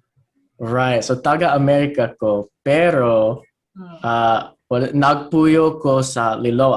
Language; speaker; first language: Cebuano; non-native, learner; English